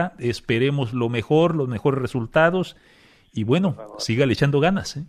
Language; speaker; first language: Spanish; native; Spanish